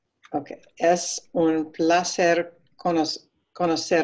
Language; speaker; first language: Spanish; non-native, learner; English